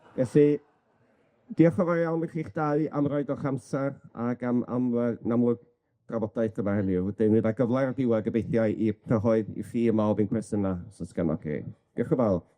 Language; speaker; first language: Welsh; native; Welsh